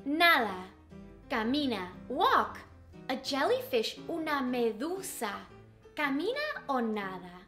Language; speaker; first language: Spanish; early bilingual, heritage; Spanish